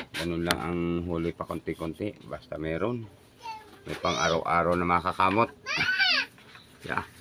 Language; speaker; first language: Filipino; non-native, local second language; Bikol